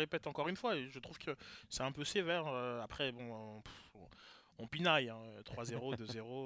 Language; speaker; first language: French; native; French